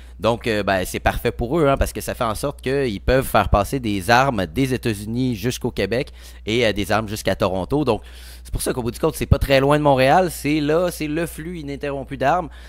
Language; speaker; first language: French; native; French